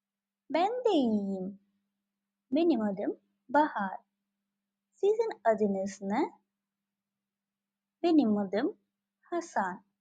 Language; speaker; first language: Turkish; non-native, fluent; Bangla